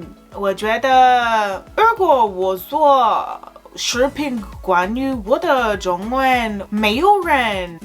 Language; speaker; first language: Chinese; non-native, learner; English